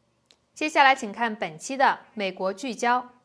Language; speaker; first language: Chinese; native; Chinese